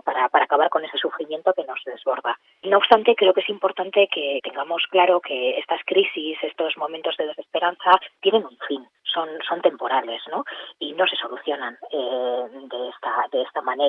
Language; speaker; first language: Spanish; native; Spanish